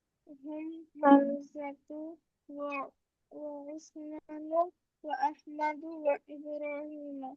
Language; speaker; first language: Arabic; non-native, learner; Bangla